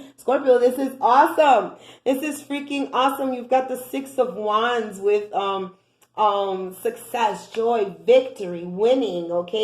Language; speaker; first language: English; native; English